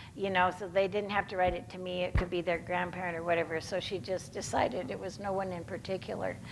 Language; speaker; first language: English; native; English